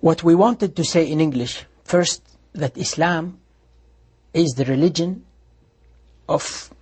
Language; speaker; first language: English; non-native, fluent; Arabic